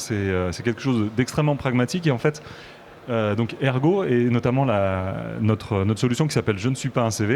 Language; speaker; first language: French; native; French